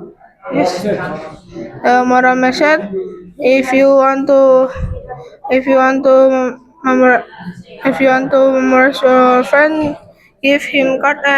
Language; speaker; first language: English; non-native, learner; Indonesian